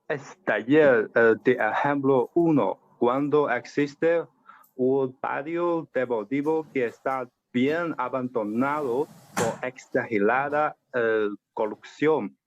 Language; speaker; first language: Spanish; non-native, learner; Chinese